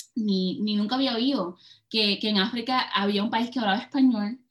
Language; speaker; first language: Spanish; early bilingual, heritage; Spanish